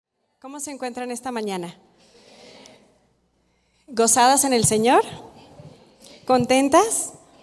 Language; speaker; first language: Spanish; native; Spanish